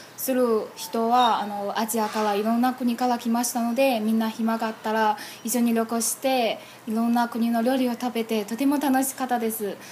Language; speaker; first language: Japanese; non-native, fluent; Chinese